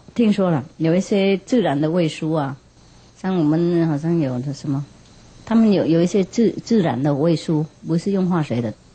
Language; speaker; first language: Chinese; non-native, fluent; Vietnamese